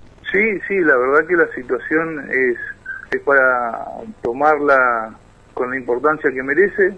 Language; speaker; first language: Spanish; native; Spanish